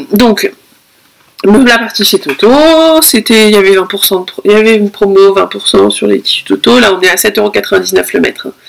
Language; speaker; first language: French; native; French